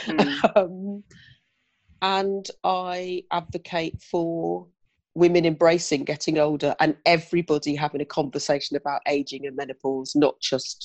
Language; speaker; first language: English; native; English